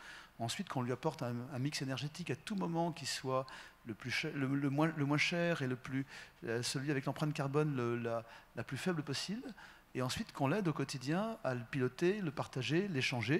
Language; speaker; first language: French; native; French